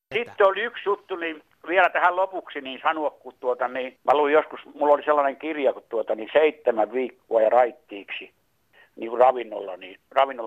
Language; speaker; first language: Finnish; native; Finnish